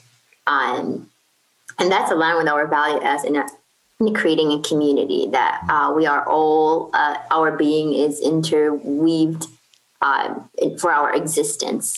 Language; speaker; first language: English; non-native, fluent; Arabic